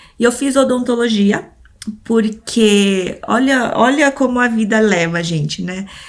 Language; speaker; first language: Portuguese; early bilingual, other home language; Korean